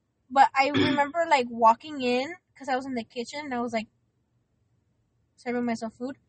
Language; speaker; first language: English; early bilingual, other home language; Spanish